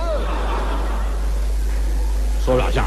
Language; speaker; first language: Chinese; native; Chinese